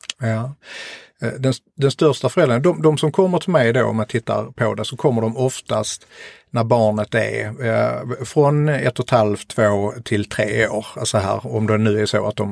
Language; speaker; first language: Swedish; native; Swedish